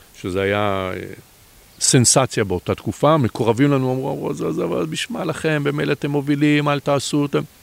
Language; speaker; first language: Hebrew; native; Hebrew